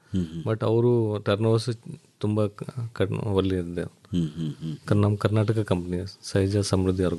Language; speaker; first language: Kannada; non-native, learner; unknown